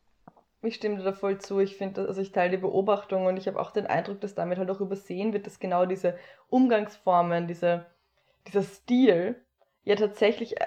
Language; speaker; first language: German; native; German